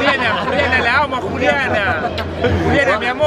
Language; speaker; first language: Russian; non-native, learner; Spanish